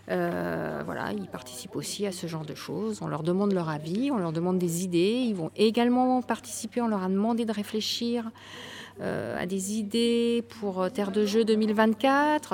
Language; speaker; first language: French; native; French